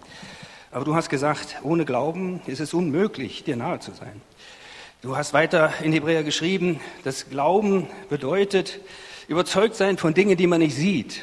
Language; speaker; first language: German; native; German